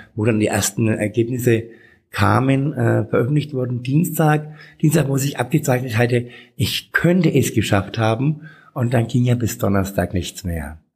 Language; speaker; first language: German; native; German